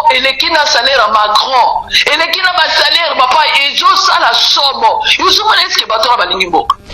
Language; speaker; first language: Lingala; non-native, local second language; Luba-Lulua